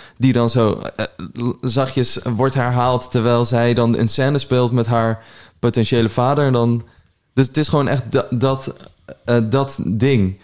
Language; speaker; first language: Dutch; early bilingual, other home language; Persian